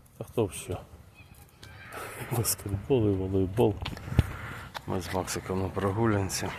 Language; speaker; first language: Ukrainian; native; Ukrainian